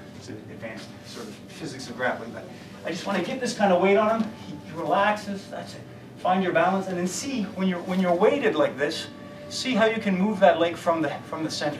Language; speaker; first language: English; native; English